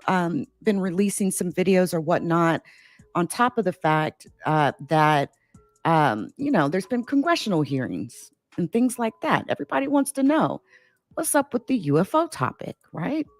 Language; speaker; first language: English; native; English